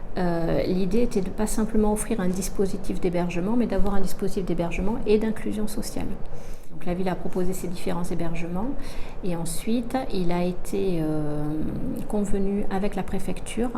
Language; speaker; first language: French; native; French